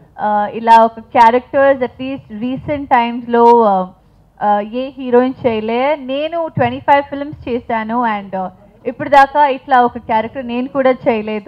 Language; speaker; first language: Telugu; non-native, fluent; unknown